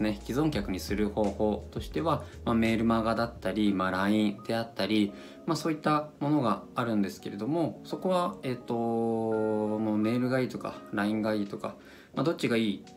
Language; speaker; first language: Japanese; native; Japanese